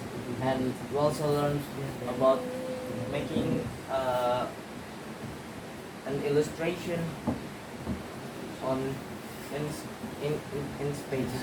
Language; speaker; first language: English; non-native, learner; Indonesian